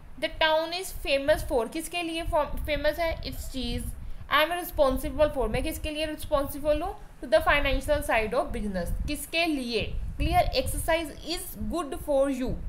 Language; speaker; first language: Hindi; non-native, local second language; Punjabi